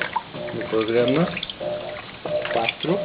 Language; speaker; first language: Portuguese; native; Portuguese